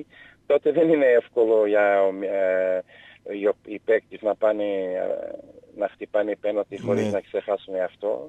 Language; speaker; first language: Greek; non-native, learner; Portuguese